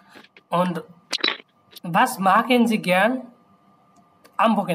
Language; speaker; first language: German; non-native, fluent; Bangla